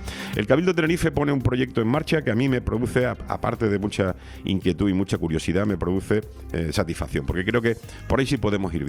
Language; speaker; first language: Spanish; native; Spanish